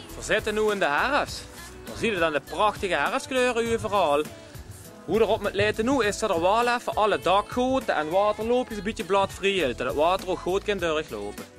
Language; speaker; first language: Dutch; native; Dutch